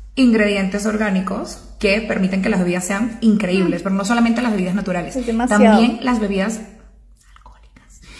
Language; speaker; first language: Spanish; native; Spanish